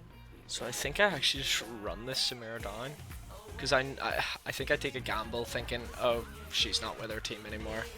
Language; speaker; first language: English; native; English